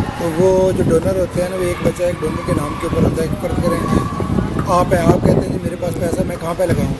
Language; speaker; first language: Urdu; non-native, local second language; Pahari-Potwari